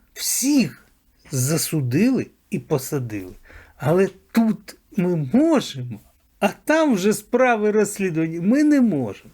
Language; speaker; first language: Ukrainian; native; Ukrainian